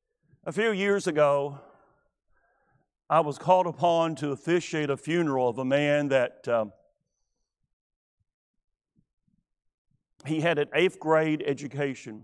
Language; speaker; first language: English; native; English